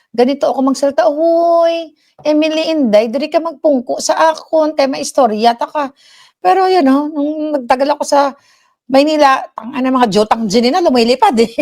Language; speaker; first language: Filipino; non-native, local second language; Hiligaynon